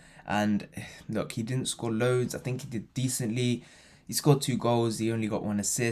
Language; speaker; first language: English; native; English